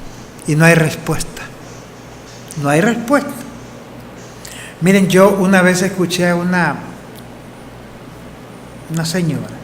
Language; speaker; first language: Spanish; native; Spanish